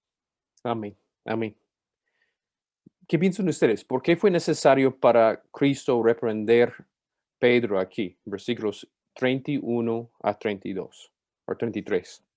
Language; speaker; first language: Spanish; non-native, fluent; English